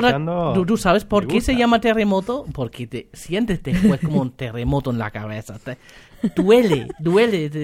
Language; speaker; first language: Spanish; non-native, fluent; German